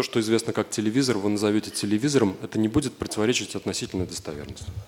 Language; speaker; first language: Russian; native; Russian